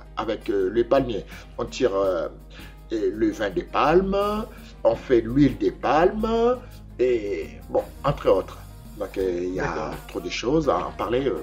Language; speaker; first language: French; non-native, local second language; Lingala